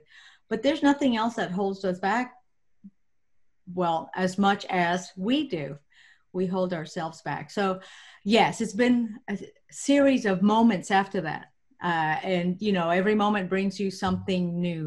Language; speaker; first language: English; non-native, fluent; Spanish